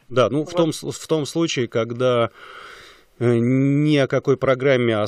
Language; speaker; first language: Russian; native; Russian